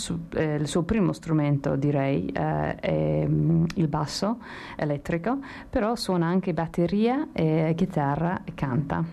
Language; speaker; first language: Italian; non-native, fluent; English